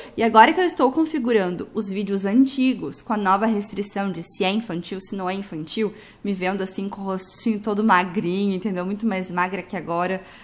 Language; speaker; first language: Portuguese; native; Portuguese